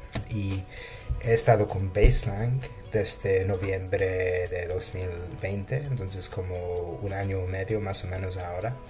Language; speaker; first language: Spanish; non-native, fluent; English